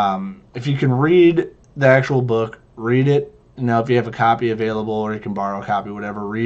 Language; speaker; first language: English; native; English